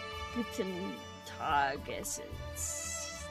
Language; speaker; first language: German; non-native, learner; English